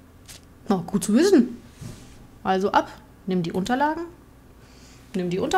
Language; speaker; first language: German; native; German